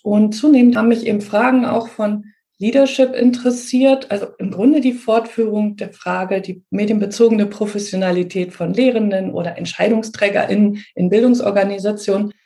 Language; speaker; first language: German; native; German